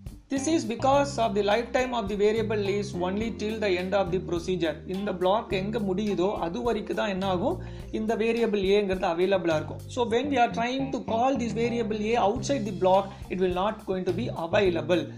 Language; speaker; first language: English; non-native, local second language; Tamil